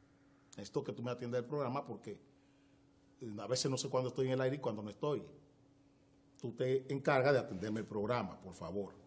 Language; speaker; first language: Spanish; native; Spanish